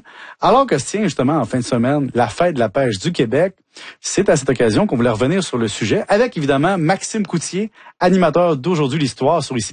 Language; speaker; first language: French; native; French